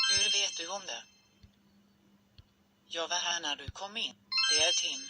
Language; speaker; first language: Swedish; non-native, learner; English